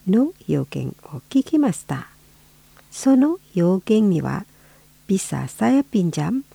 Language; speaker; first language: Japanese; non-native, fluent; Indonesian